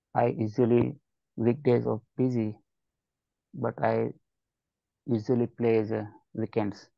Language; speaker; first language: English; non-native, learner; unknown